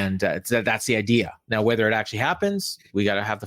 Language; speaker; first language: English; native; English